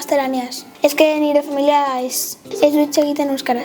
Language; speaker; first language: Basque; non-native, local second language; Spanish